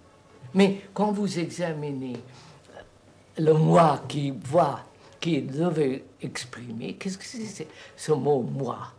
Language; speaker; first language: French; non-native, fluent; Telugu